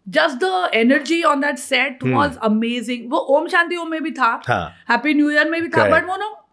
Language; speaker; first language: Hindi; native; Hindi